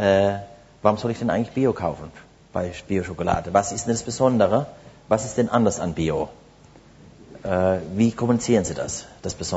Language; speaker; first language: German; native; German